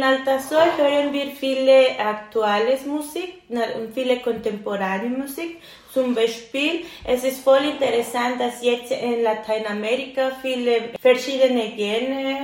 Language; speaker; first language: German; non-native, learner; Spanish